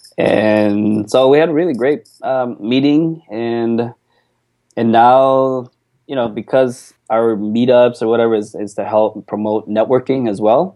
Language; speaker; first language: English; early bilingual, other home language; Korean